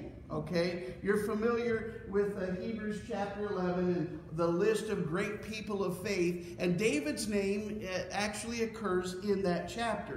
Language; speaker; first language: English; native; English